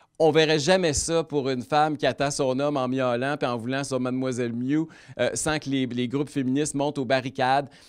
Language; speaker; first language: French; native; French